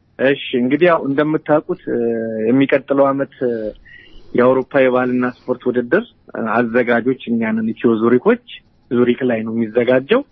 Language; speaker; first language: Amharic; native; Amharic